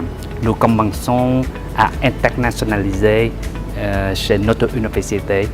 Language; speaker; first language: French; non-native, learner; Vietnamese